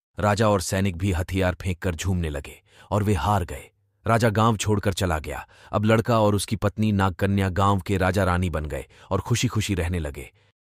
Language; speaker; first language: Hindi; non-native, local second language; Gujarati